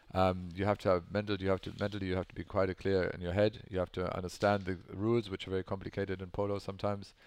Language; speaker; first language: English; non-native, local second language; German